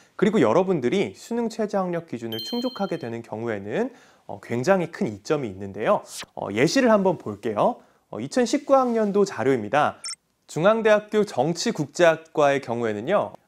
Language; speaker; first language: Korean; native; Korean